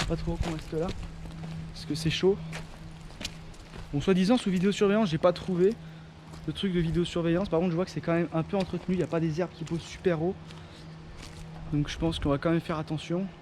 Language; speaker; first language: French; native; French